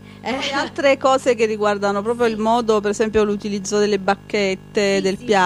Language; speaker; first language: Italian; native; Italian